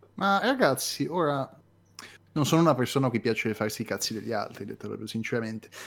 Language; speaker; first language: Italian; native; Italian